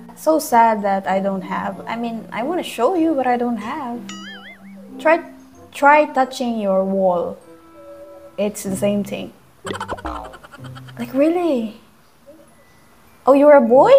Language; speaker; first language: English; non-native, local second language; Filipino